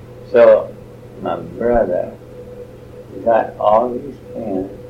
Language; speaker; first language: English; early bilingual, other home language; Spanish